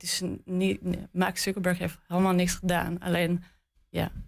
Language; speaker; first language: Dutch; non-native, learner; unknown